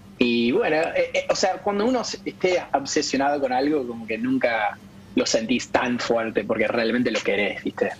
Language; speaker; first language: Spanish; non-native, fluent; English